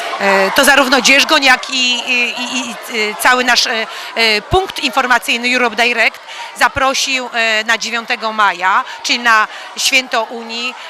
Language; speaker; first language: Polish; native; Polish